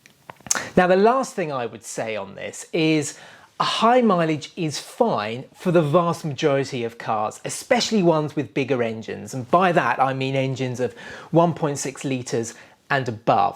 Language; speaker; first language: English; native; English